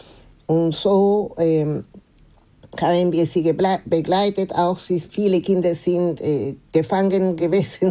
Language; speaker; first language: German; non-native, fluent; Spanish